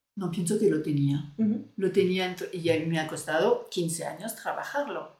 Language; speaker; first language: Spanish; non-native, fluent; French